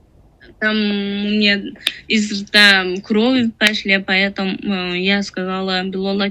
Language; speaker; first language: Russian; non-native, learner; Tajik